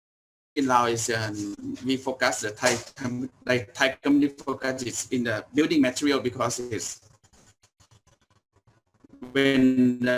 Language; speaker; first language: English; non-native, learner; Thai